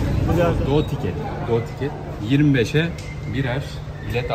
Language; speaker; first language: Turkish; native; Turkish